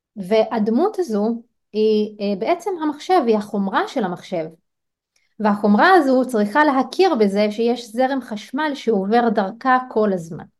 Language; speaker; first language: Hebrew; non-native, local second language; Arabic